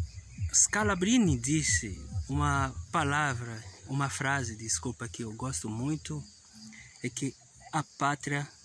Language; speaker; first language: Portuguese; non-native, fluent; Haitian Creole